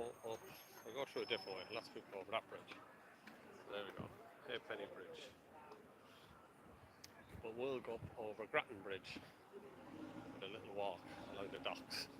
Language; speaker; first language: English; native; English